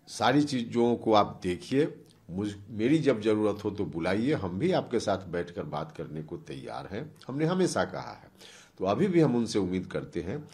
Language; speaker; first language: Hindi; native; Hindi